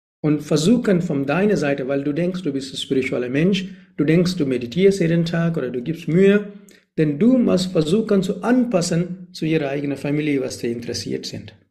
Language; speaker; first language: German; non-native, learner; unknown